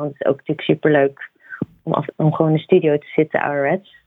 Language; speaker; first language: Dutch; native; Dutch